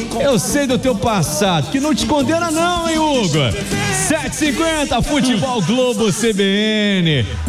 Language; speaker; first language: Portuguese; native; Portuguese